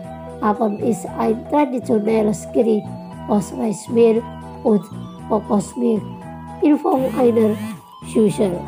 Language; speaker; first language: German; non-native, fluent; Indonesian